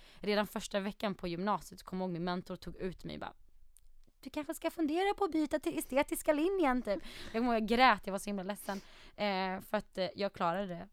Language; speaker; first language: Swedish; early bilingual, other home language; Arabic